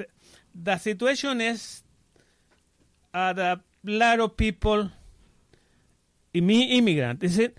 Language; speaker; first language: English; non-native, learner; Spanish